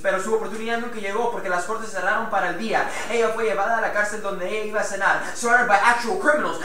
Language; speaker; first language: Spanish; early bilingual, heritage; Spanish